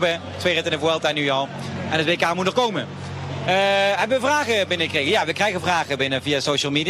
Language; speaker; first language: Dutch; native; Dutch